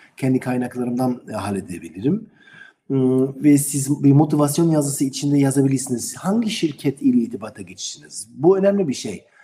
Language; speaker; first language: Turkish; non-native, learner; German